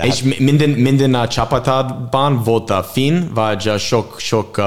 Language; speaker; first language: Hungarian; non-native, learner; English